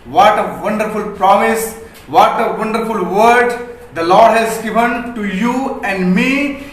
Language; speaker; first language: English; non-native, local second language; Hindi